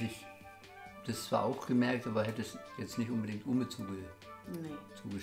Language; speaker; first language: German; native; German